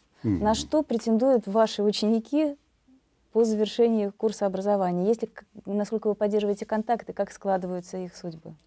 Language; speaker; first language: Russian; native; Russian